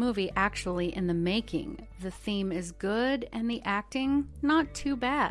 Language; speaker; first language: English; native; English